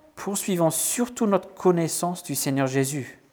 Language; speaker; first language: French; non-native, fluent; English